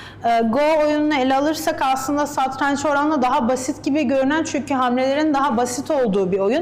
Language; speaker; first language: Turkish; native; Turkish